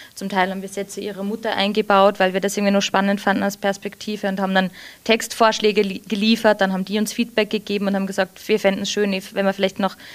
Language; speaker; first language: German; early bilingual, heritage; English